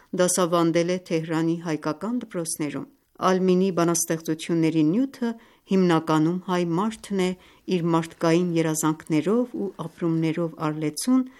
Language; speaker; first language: Armenian; early bilingual, heritage; Armenian